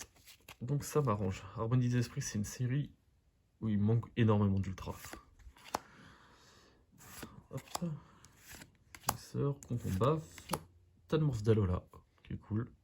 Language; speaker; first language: French; native; French